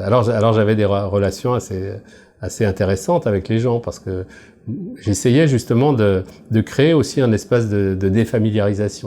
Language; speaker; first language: French; native; French